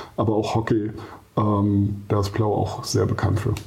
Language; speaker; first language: German; native; German